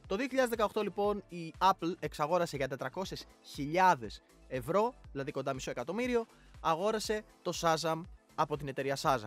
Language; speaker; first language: Greek; native; Greek